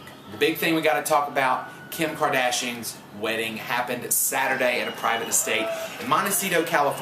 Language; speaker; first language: English; native; English